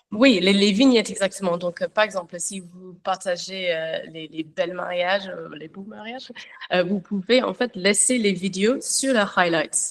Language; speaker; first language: French; non-native, learner; English